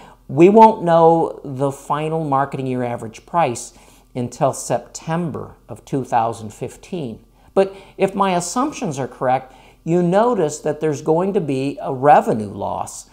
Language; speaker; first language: English; native; English